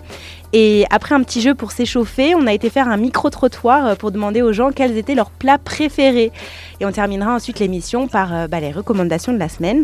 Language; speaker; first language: French; native; French